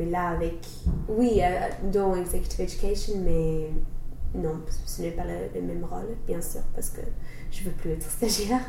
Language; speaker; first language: French; non-native, learner; English